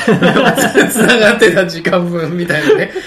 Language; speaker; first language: Japanese; native; Japanese